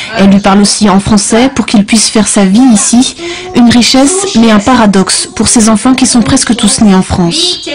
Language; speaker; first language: French; native; French